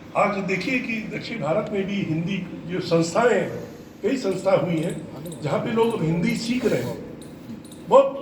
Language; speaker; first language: Hindi; native; Hindi